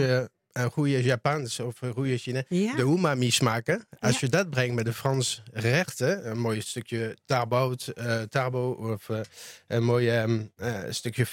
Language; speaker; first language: Dutch; non-native, learner; French